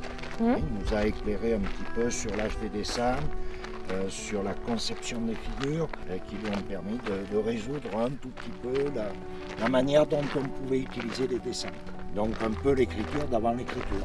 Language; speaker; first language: French; native; French